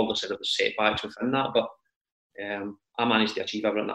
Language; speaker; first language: English; native; English